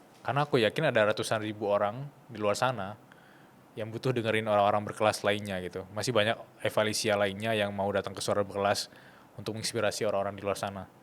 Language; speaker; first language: Indonesian; native; Indonesian